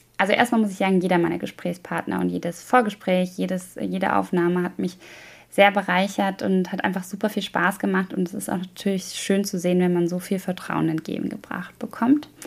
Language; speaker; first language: German; native; German